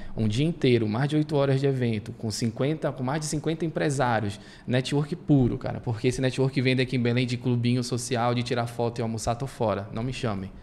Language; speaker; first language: Portuguese; native; Portuguese